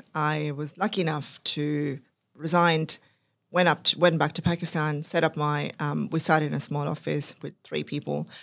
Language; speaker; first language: English; non-native, local second language; Urdu